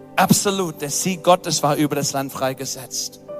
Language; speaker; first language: German; non-native, fluent; English